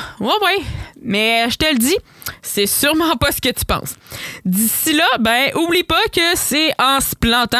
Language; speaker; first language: French; native; French